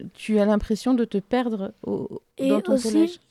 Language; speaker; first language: French; native; French